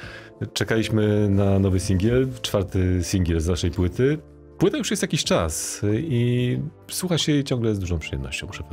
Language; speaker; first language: Polish; native; Polish